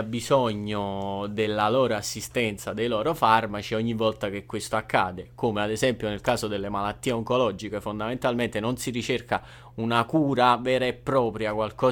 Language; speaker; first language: Italian; native; Italian